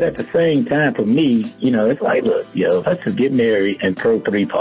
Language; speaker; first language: English; native; English